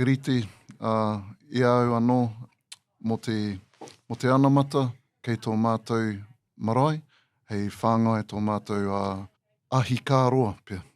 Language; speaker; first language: Māori; non-native, local second language; English